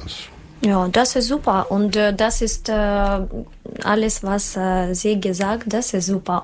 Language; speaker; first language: German; non-native, learner; Russian